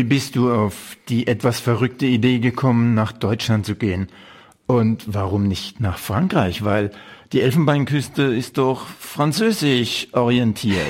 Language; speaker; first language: German; native; German